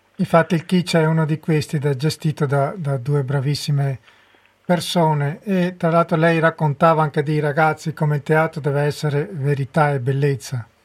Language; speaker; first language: Italian; native; Italian